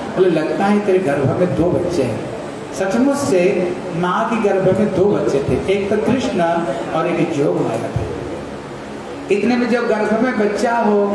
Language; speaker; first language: Hindi; native; Hindi